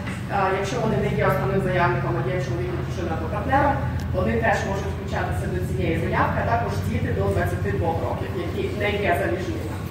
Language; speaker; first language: Ukrainian; native; Ukrainian